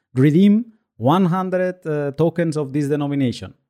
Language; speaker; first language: English; non-native, fluent; Spanish